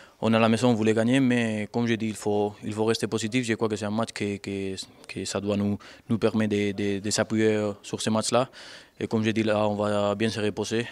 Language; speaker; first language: French; non-native, fluent; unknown